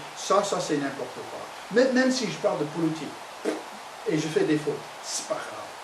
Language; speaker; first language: French; non-native, fluent; English